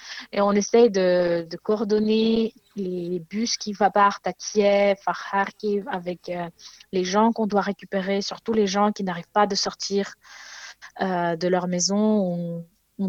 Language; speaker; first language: French; non-native, fluent; Ukrainian